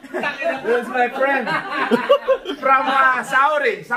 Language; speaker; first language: English; non-native, local second language; Filipino